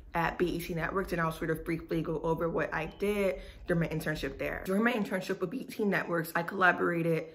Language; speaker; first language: English; native; English